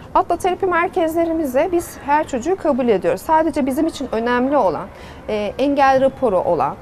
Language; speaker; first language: Turkish; native; Turkish